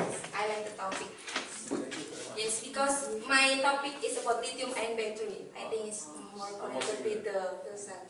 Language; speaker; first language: English; non-native, learner; Indonesian